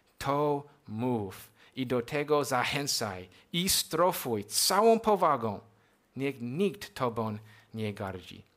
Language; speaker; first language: Polish; non-native, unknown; English